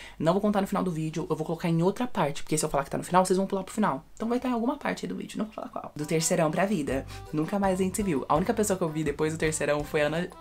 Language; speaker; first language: Portuguese; early bilingual, heritage; Portuguese